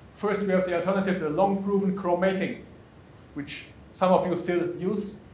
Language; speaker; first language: English; non-native, fluent; German